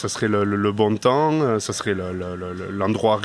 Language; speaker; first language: French; native; French